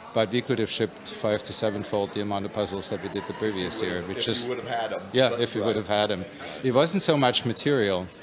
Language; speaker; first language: English; non-native, fluent; German